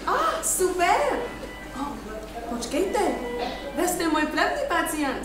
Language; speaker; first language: Czech; non-native, learner; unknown